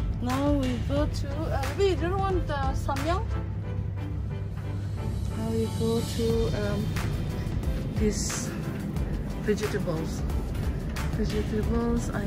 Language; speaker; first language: English; non-native, learner; Indonesian